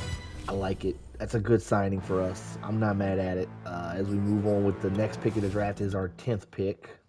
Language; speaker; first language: English; native; English